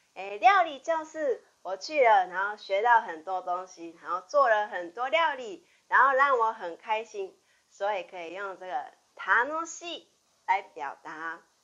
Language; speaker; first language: Chinese; non-native, fluent; Japanese